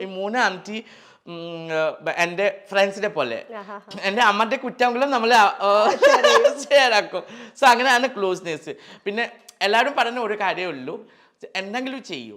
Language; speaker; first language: Malayalam; non-native, local second language; Assamese